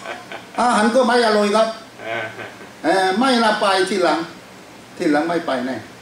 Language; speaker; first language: Thai; non-native, fluent; Korean